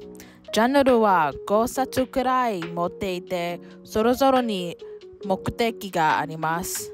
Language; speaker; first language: Japanese; non-native, learner; English